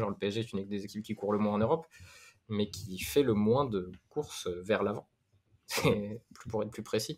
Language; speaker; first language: French; native; French